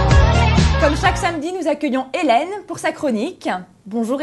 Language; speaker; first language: French; native; French